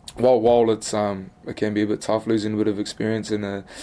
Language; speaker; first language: English; native; English